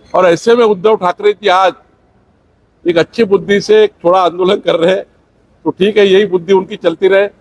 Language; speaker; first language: Hindi; non-native, local second language; Marathi